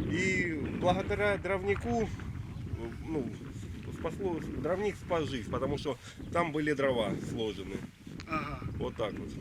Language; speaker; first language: Russian; native; Russian